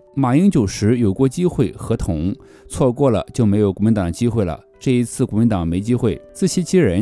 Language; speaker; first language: Chinese; native; Chinese